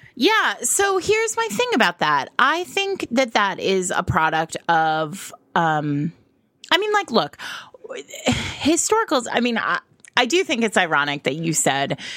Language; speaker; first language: English; native; English